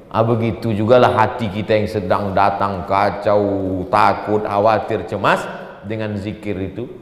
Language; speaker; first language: Indonesian; native; Indonesian